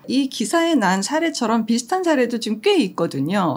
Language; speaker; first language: Korean; native; Korean